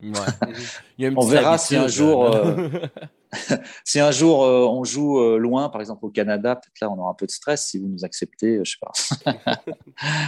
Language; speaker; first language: French; native; French